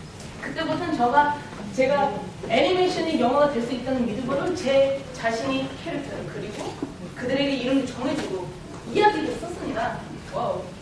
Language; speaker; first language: Korean; early bilingual, heritage; Korean